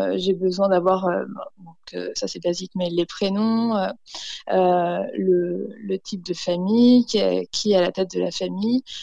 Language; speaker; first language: French; native; French